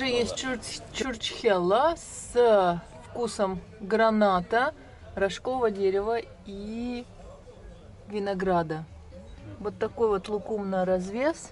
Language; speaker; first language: Russian; native; Russian